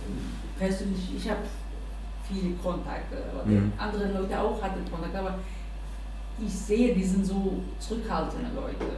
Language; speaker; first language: German; non-native, learner; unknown